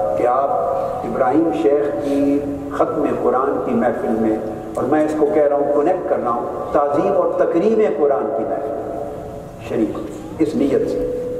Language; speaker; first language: Urdu; native; Urdu